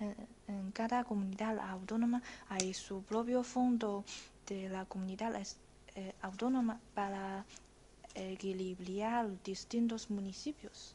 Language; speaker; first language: Spanish; non-native, fluent; Chinese